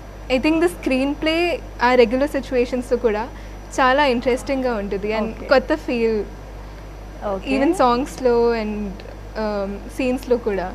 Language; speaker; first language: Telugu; non-native, learner; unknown